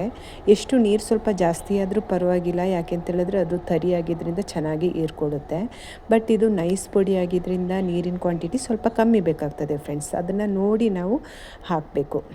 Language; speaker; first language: Kannada; native; Kannada